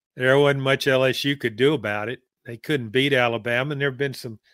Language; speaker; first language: English; native; English